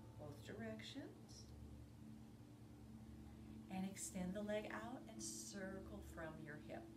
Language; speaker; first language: English; native; English